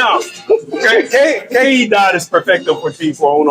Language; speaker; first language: Spanish; non-native, learner; English